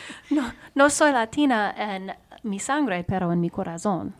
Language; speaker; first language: Spanish; non-native, learner; English